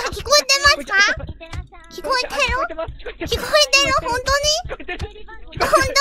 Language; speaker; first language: Japanese; non-native, fluent; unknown